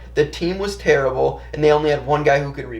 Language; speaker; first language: English; native; English